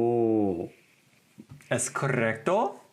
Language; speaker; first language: Spanish; non-native, fluent; English